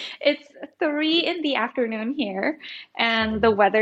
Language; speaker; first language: English; early bilingual, other home language; Indonesian